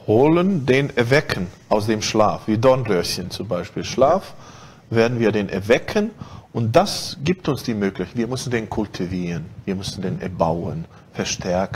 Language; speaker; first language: German; non-native, fluent; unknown